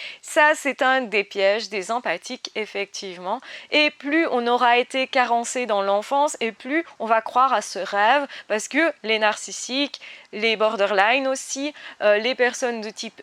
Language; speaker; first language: French; native; French